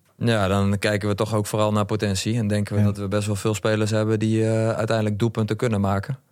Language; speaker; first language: Dutch; native; Dutch